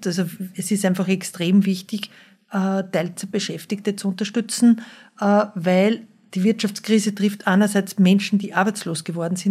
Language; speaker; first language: German; native; German